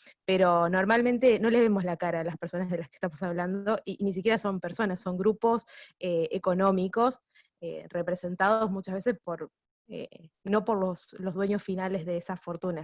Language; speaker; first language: Spanish; native; Spanish